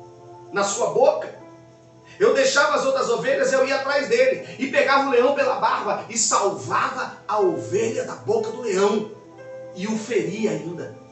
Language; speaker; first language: Portuguese; native; Portuguese